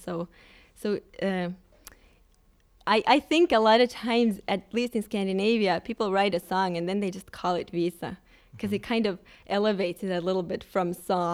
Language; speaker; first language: English; non-native, fluent; Swedish